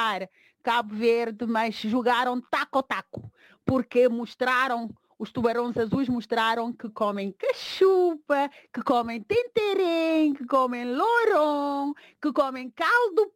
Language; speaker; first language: Portuguese; non-native, local second language; Kabuverdianu